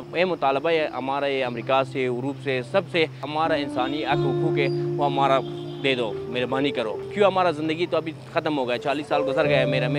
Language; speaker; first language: Hindi; non-native, learner; Persian